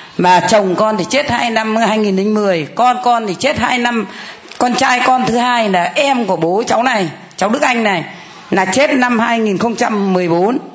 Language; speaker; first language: Vietnamese; native; Vietnamese